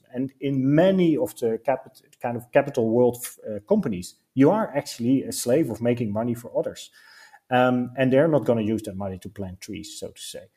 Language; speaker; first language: English; non-native, fluent; Dutch